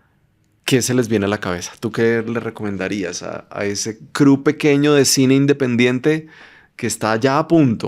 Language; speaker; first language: Spanish; native; Spanish